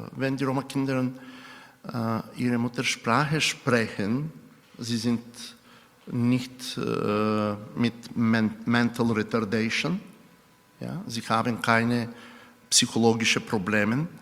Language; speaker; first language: German; non-native, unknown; Romany